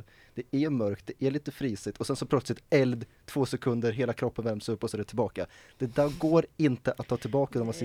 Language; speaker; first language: Swedish; native; Swedish